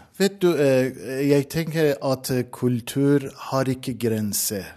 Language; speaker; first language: Norwegian; non-native, learner; Persian